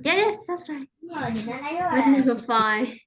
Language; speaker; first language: English; non-native, fluent; Vietnamese